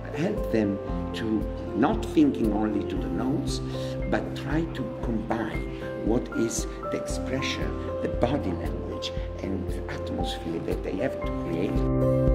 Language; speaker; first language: English; non-native, fluent; Italian